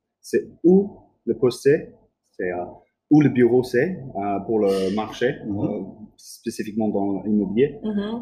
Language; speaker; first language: French; non-native, learner; English